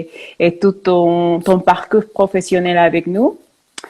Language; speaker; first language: French; non-native, fluent; Spanish